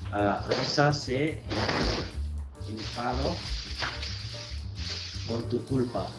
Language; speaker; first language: Spanish; non-native, learner; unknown